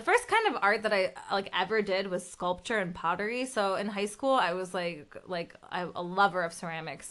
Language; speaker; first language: English; early bilingual, other home language; Urdu